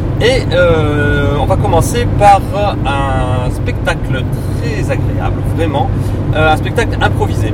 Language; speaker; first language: French; native; French